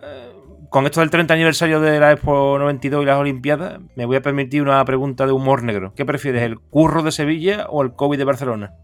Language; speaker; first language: Spanish; native; Spanish